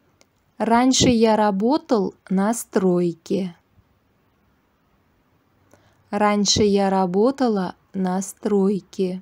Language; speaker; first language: Russian; non-native, local second language; Uzbek